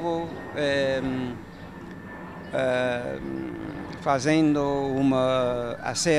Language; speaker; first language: Portuguese; non-native, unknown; English